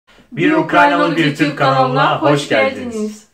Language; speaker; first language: Turkish; native; Turkish